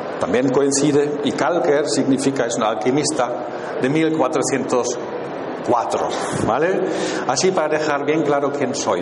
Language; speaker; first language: Spanish; non-native, fluent; German